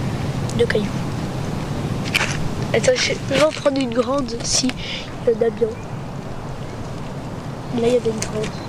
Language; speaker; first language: French; native; French